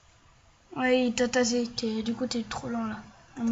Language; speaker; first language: French; native; French